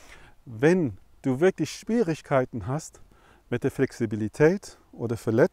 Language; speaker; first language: German; non-native, fluent; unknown